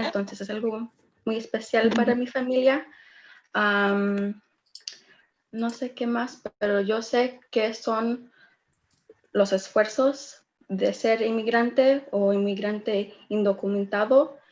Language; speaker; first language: Spanish; early bilingual, other home language; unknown